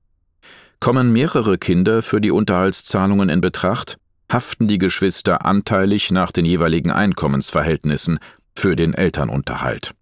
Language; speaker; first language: German; native; German